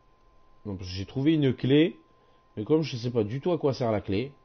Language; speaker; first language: French; native; French